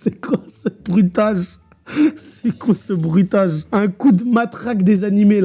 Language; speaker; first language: French; native; French